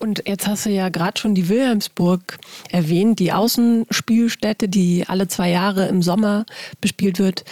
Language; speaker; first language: German; native; German